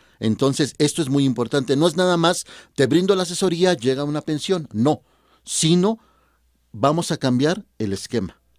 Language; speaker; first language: Spanish; native; Spanish